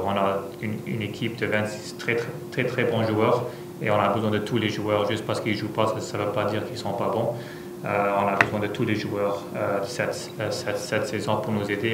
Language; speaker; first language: French; non-native, fluent; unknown